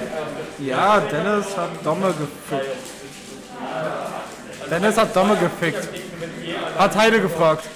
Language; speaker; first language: German; native; German